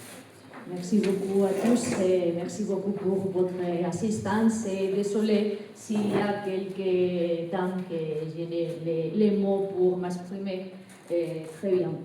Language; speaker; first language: French; non-native, fluent; Spanish